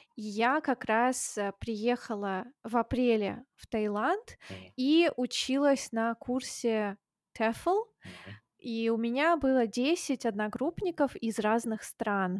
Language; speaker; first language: Russian; native; Russian